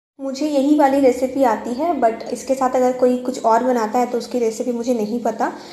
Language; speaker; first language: Hindi; non-native, local second language; Bangla